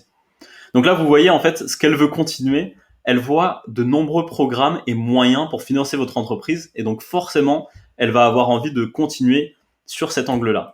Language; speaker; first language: French; native; French